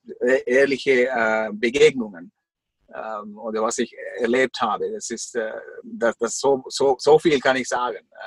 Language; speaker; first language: German; non-native, fluent; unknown